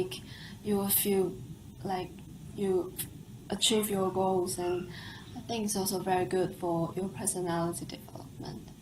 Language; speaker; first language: English; non-native, fluent; Chinese